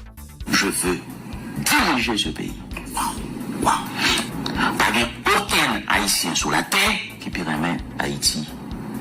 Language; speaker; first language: French; non-native, local second language; Haitian Creole